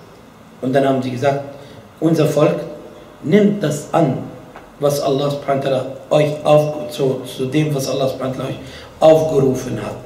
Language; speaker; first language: German; non-native, fluent; Arabic